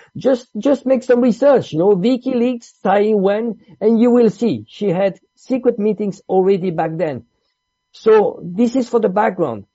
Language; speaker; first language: English; non-native, fluent; Italian